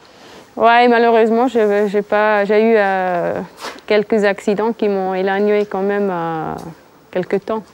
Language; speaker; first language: French; non-native, local second language; Swiss German